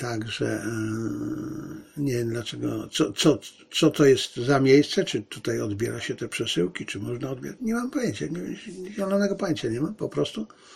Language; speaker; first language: Polish; native; Polish